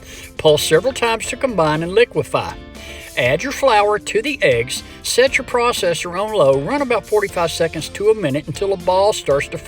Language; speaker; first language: English; native; English